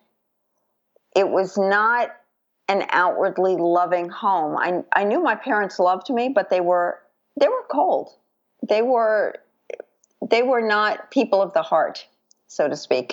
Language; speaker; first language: English; native; English